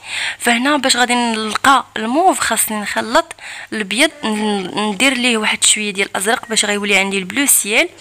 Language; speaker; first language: Arabic; native; Arabic